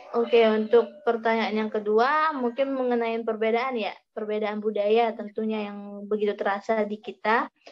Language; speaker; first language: Indonesian; native; Indonesian